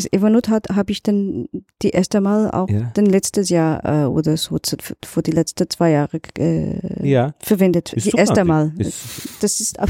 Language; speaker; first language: German; non-native, learner; Portuguese